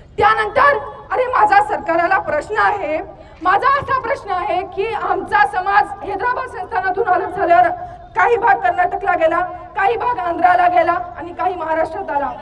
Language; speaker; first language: Marathi; non-native, local second language; Lambadi